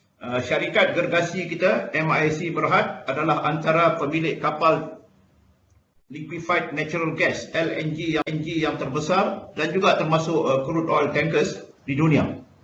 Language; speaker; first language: Malay; native; Malay